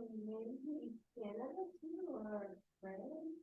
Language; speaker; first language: English; non-native, learner; Portuguese